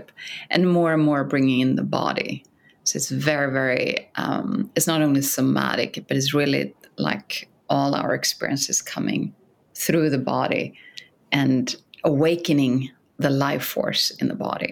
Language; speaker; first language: English; non-native, fluent; Swedish